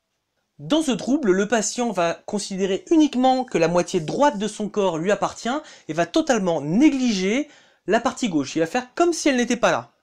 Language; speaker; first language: French; native; French